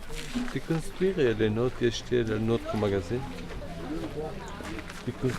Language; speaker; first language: French; non-native, learner; Persian